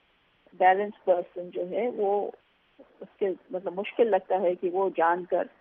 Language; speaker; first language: Urdu; native; Urdu